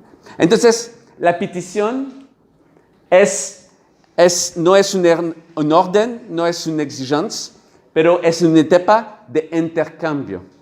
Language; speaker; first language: Spanish; non-native, learner; French